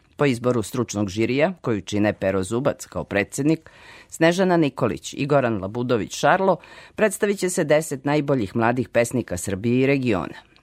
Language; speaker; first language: Serbian; native; Serbian